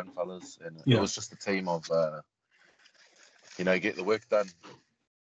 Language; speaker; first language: English; native; English